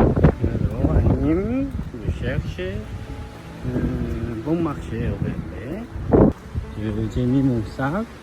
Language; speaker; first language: French; non-native, learner; Korean